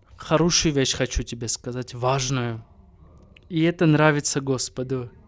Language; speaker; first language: Russian; non-native, local second language; Armenian